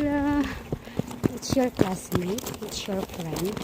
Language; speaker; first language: English; non-native, learner; Filipino